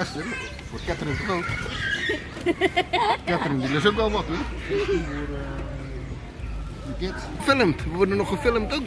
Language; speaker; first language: Dutch; native; Dutch